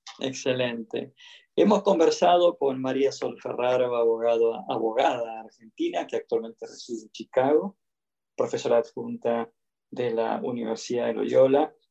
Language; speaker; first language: Spanish; native; Spanish